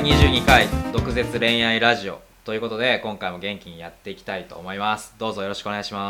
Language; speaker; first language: Japanese; native; Japanese